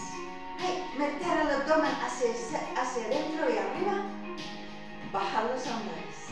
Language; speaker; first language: Spanish; non-native, fluent; English